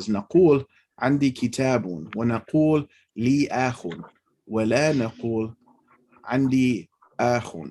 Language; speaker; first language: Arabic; non-native, fluent; English